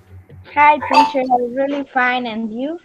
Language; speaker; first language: English; non-native, learner; Spanish